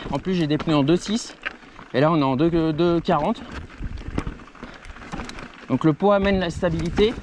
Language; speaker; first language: French; native; French